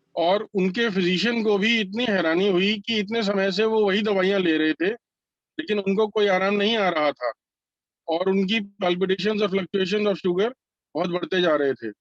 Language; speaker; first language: Hindi; native; Hindi